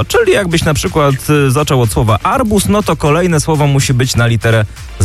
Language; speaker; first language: Polish; native; Polish